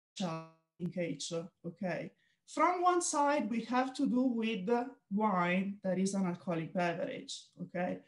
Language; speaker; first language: English; non-native, fluent; Italian